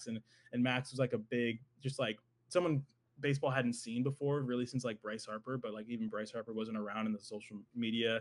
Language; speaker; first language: English; native; English